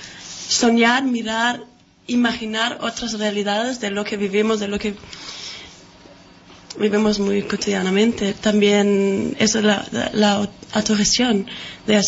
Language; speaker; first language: Spanish; non-native, fluent; Danish